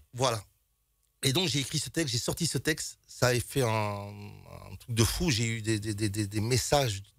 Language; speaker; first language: French; native; French